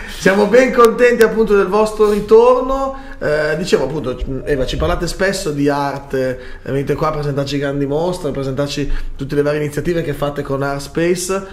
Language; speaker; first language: Italian; native; Italian